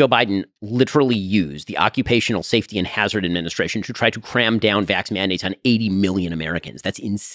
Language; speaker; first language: English; native; English